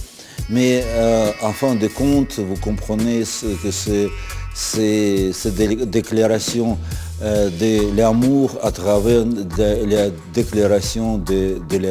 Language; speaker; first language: French; non-native, fluent; Russian